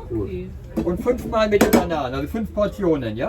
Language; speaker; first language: German; native; German